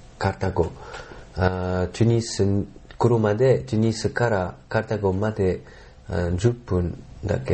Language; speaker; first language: Japanese; non-native, learner; Arabic